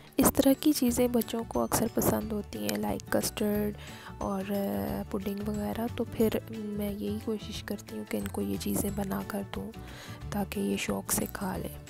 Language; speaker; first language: Urdu; non-native, local second language; Punjabi